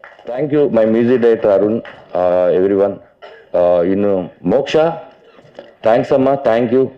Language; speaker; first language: Tamil; non-native, learner; Telugu